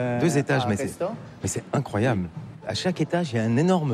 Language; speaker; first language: French; native; French